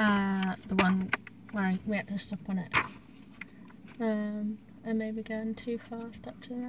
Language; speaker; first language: English; native; English